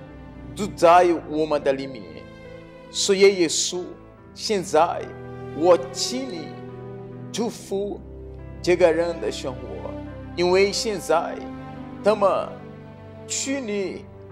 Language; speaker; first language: Chinese; non-native, learner; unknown